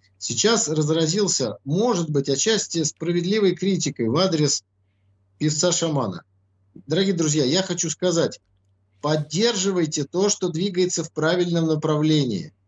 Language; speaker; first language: Russian; native; Russian